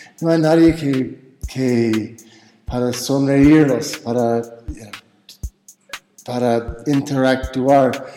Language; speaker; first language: Spanish; non-native, fluent; English